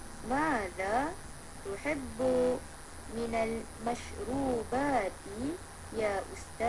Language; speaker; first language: Arabic; non-native, learner; Malay